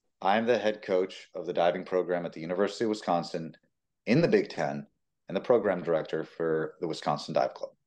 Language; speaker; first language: English; early bilingual, other home language; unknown